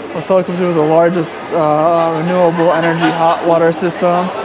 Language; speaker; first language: English; native; English